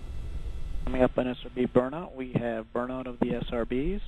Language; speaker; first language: English; native; English